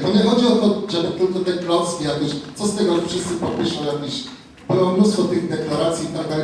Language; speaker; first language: Polish; non-native, fluent; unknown